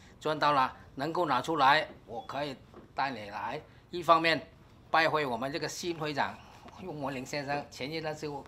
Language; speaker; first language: Chinese; early bilingual, heritage; Chinese